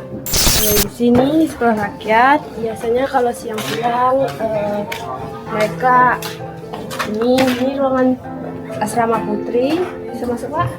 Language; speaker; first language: Indonesian; native; Indonesian